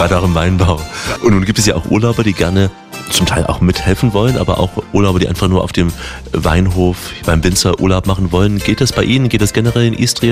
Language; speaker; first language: German; native; German